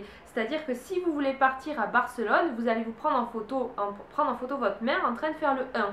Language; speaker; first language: French; native; French